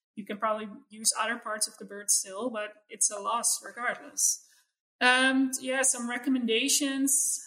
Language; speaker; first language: English; non-native, fluent; Dutch